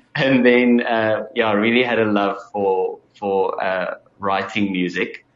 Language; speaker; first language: English; non-native, local second language; Afrikaans